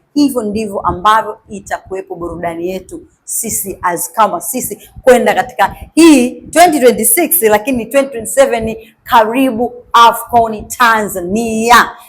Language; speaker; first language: Swahili; native; Swahili